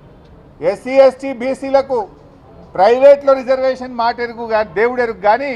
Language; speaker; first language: Telugu; native; Telugu